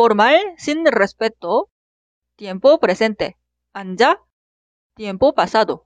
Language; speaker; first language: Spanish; non-native, fluent; Korean